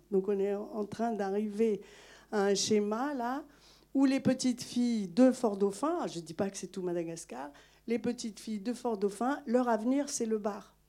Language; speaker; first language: French; non-native, local second language; Malagasy